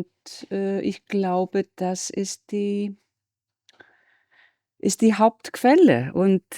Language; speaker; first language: German; non-native, fluent; Icelandic